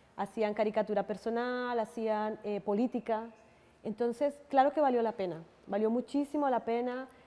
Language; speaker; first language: Spanish; native; Spanish